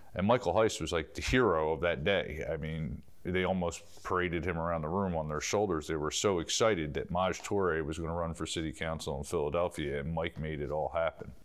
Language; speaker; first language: English; native; English